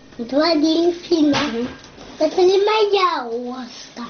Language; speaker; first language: Russian; non-native, learner; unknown